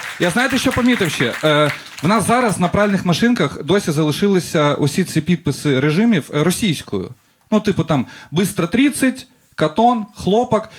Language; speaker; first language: Ukrainian; non-native, local second language; Russian